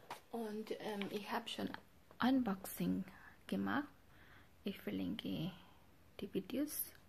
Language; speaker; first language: German; non-native, learner; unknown